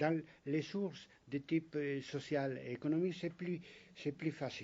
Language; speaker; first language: French; non-native, fluent; Spanish